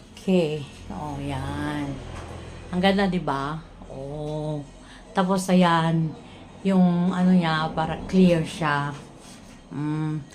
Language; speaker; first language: Filipino; non-native, local second language; Iloko